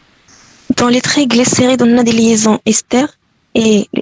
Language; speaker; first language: French; non-native, local second language; Arabic